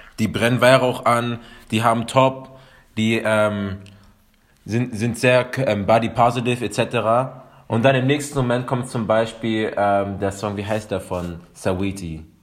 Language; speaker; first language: German; native; German